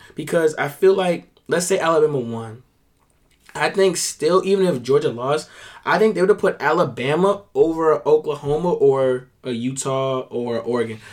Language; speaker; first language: English; native; English